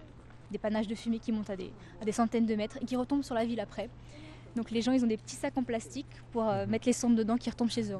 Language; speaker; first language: French; native; French